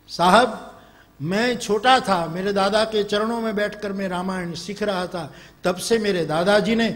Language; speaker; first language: Hindi; non-native, local second language; Gujarati